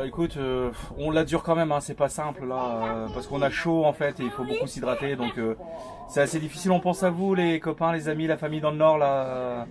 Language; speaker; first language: French; native; French